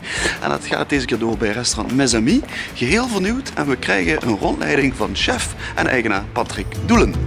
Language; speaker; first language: Dutch; native; Dutch